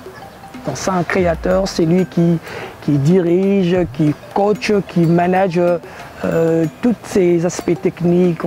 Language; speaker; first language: French; non-native, local second language; Lingala